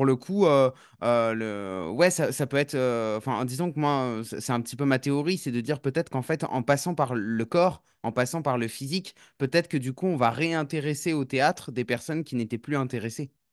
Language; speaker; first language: French; native; French